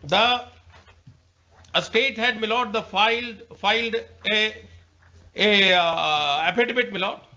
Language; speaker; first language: English; non-native, local second language; Hindi